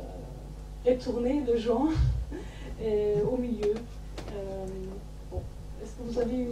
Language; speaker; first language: French; non-native, fluent; German